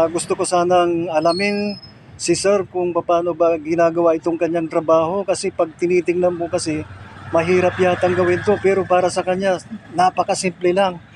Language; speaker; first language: Filipino; non-native, local second language; Pangasinan